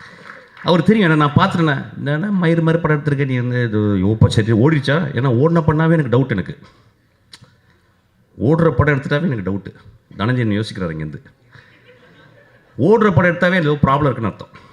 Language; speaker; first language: Tamil; native; Tamil